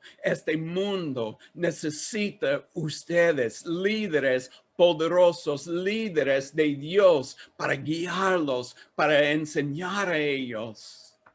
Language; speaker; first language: Spanish; non-native, learner; English